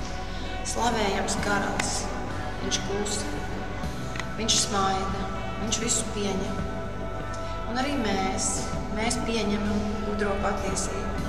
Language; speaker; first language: Latvian; native; Latvian